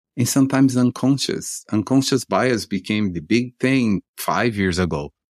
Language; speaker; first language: English; non-native, fluent; Portuguese